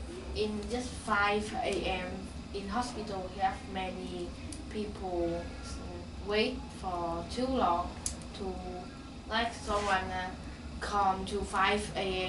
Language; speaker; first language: English; non-native, learner; Vietnamese